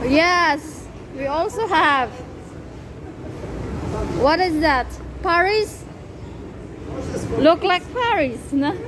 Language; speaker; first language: English; non-native, fluent; Filipino